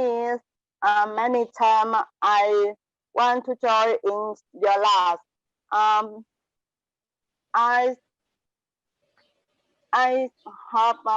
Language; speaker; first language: English; non-native, learner; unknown